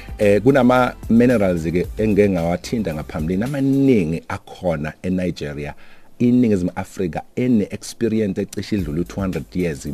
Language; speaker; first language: Zulu; native; Zulu